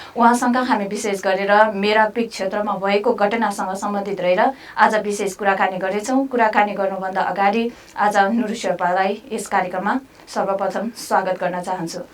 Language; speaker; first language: Nepali; non-native, local second language; Sherpa